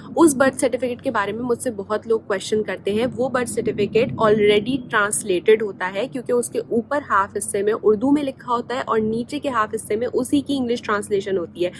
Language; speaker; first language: Urdu; native; Urdu